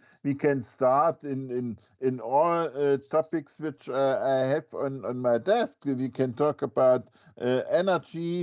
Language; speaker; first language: English; non-native, fluent; German